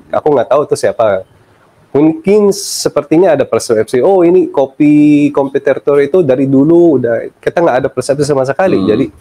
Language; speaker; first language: Indonesian; early bilingual, other home language; Filipino